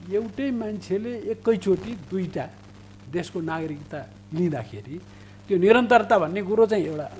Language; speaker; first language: Nepali; native; Nepali